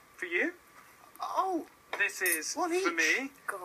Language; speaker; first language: English; native; English